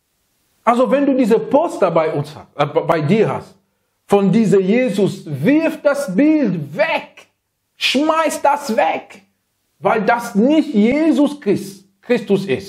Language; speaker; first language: German; non-native, learner; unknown